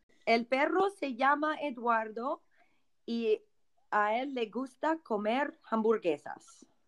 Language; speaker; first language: Spanish; non-native, fluent; English